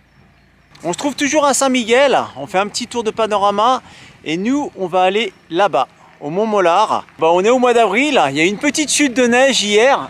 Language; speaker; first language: French; native; French